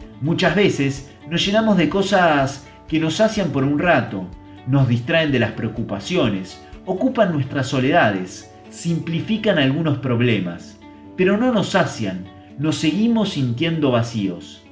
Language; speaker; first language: Spanish; native; Spanish